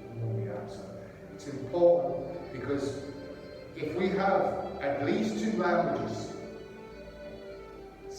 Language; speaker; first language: Spanish; non-native, learner; English